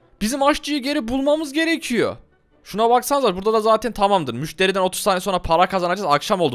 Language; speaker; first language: Turkish; native; Turkish